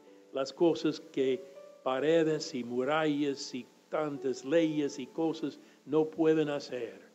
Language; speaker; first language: Spanish; non-native, fluent; English